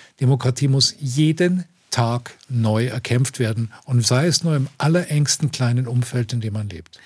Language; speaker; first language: German; native; German